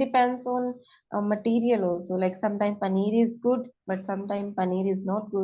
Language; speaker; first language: English; non-native, learner; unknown